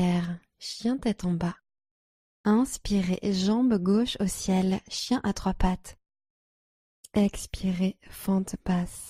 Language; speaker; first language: French; native; French